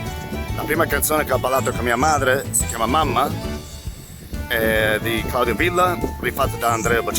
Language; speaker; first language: Italian; non-native, learner; English